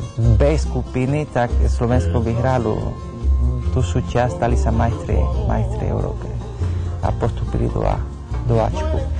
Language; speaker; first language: Slovak; non-native, fluent; Spanish